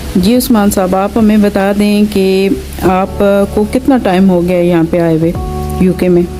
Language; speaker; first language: Urdu; native; Urdu